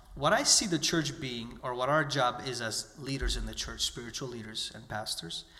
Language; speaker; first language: English; native; English